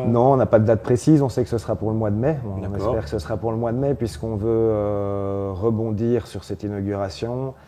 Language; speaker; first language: French; native; French